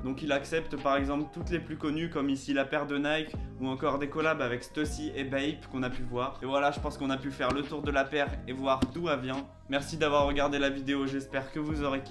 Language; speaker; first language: French; native; French